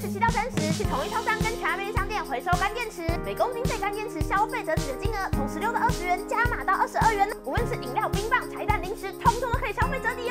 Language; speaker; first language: Chinese; native; Chinese